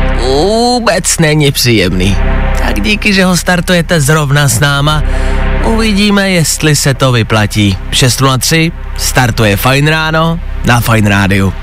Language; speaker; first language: Czech; native; Czech